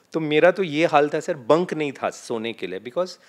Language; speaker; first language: Hindi; non-native, local second language; Malayalam